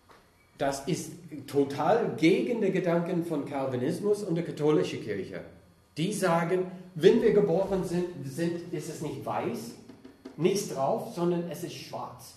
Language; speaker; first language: German; non-native, fluent; English